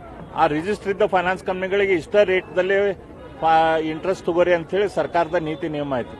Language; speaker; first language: Kannada; native; Kannada